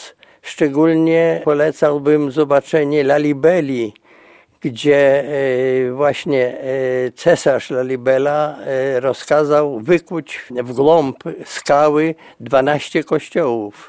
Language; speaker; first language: Polish; native; Polish